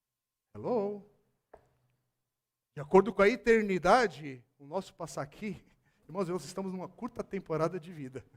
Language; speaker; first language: Portuguese; native; Portuguese